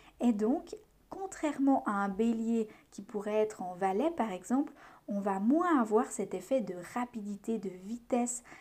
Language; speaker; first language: French; native; French